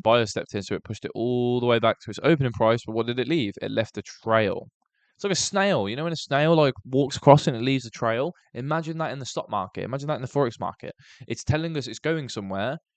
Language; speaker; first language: English; native; English